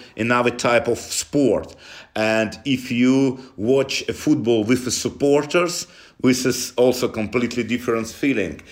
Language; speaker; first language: English; non-native, learner; Russian